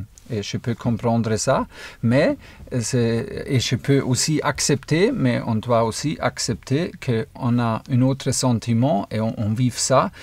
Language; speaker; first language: French; non-native, fluent; German